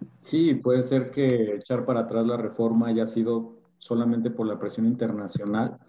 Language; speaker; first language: Spanish; native; Spanish